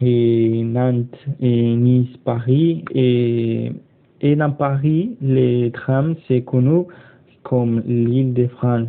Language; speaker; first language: French; non-native, learner; Spanish